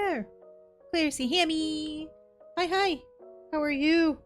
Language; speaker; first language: English; native; English